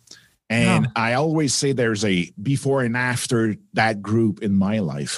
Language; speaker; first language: English; non-native, fluent; French